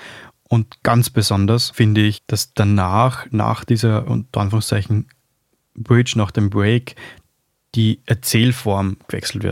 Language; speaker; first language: German; native; German